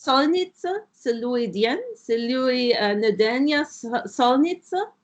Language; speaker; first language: Russian; non-native, learner; German